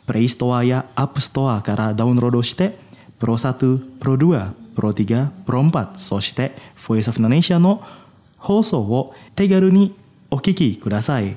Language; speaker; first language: Japanese; non-native, fluent; Indonesian